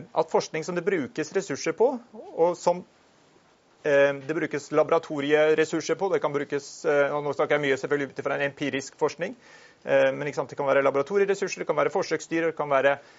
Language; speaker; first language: Norwegian; native; Norwegian